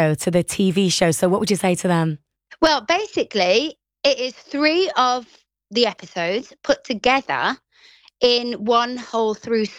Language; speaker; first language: English; native; English